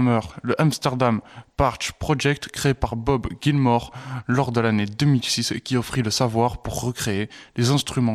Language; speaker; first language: French; native; French